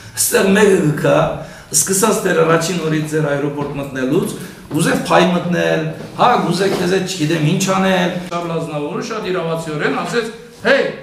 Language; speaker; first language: Armenian; early bilingual, heritage; Armenian